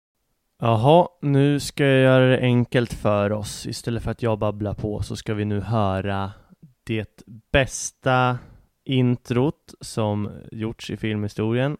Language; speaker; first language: Swedish; native; Swedish